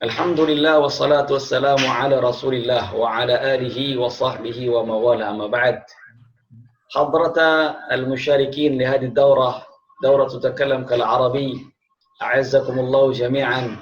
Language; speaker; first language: Arabic; non-native, fluent; Indonesian